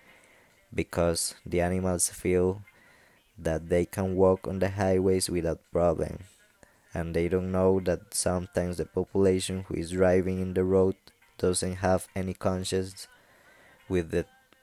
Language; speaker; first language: English; non-native, fluent; Spanish